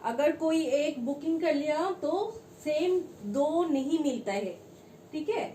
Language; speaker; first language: Hindi; non-native, local second language; Bangla